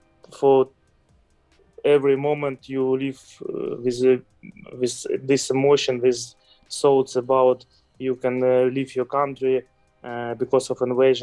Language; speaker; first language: English; non-native, fluent; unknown